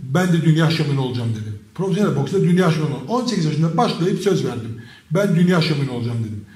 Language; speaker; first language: Turkish; early bilingual, heritage; Turkish